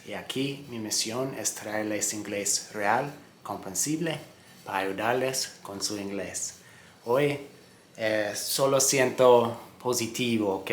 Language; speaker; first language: Spanish; non-native, fluent; English